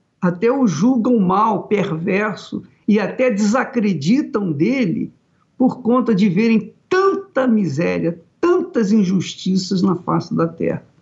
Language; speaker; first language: Portuguese; native; Portuguese